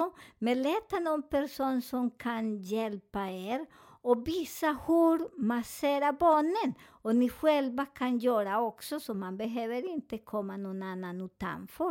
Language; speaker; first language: Swedish; non-native, learner; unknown